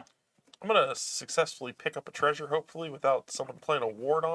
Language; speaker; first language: English; native; English